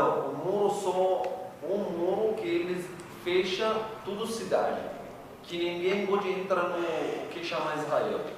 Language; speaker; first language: Portuguese; non-native, learner; Arabic